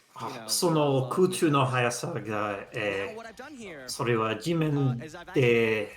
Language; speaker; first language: Japanese; non-native, learner; English